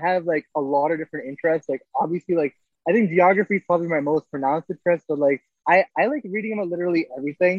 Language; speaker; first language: English; native; English